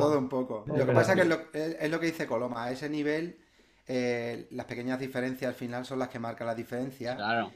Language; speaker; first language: Spanish; native; Spanish